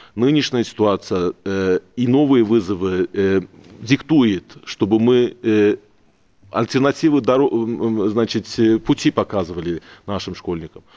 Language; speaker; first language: Russian; non-native, local second language; Azerbaijani